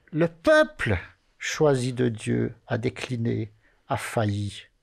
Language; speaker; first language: French; native; French